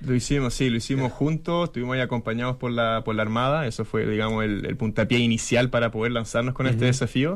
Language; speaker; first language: Spanish; native; Spanish